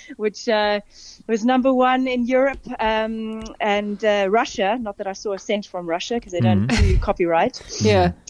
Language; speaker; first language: English; native; English